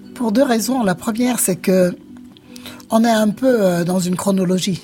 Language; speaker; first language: French; native; French